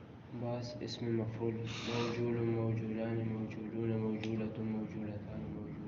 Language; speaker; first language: Arabic; non-native, learner; Urdu